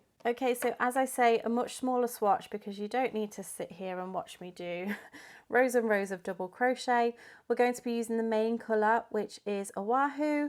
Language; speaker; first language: English; native; English